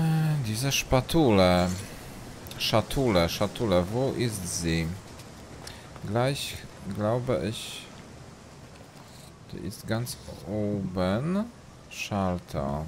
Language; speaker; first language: German; non-native, learner; Polish